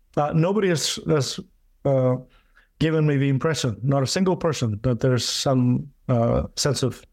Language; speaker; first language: English; non-native, fluent; Greek